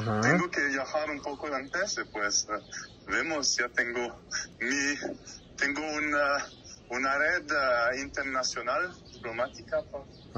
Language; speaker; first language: Spanish; non-native, fluent; French